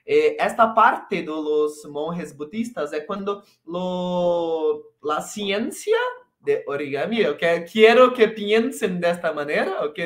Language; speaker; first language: Spanish; non-native, local second language; Portuguese